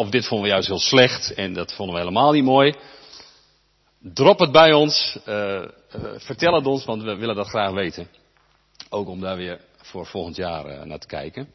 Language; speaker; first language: Dutch; native; Dutch